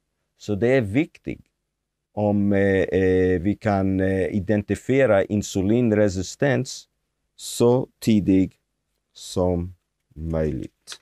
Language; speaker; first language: Swedish; non-native, fluent; Hebrew